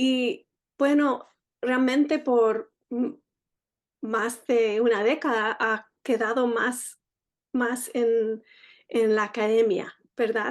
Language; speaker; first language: Spanish; early bilingual, heritage; Spanish